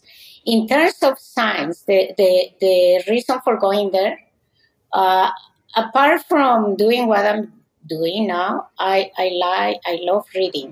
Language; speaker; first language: English; non-native, fluent; Spanish